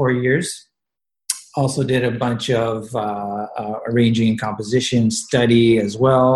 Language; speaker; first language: English; native; English